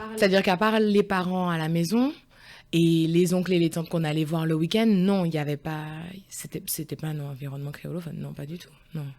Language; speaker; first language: French; early bilingual, other home language; Guadeloupean Creole French